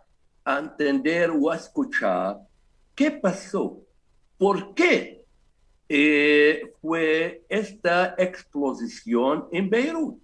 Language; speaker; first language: Spanish; non-native, fluent; Arabic